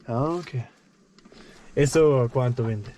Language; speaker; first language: Spanish; non-native, learner; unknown